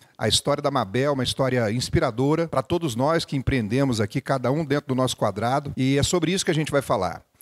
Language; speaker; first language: Portuguese; native; Portuguese